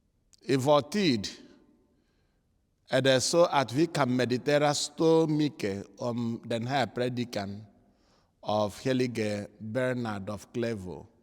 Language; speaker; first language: Swedish; non-native, fluent; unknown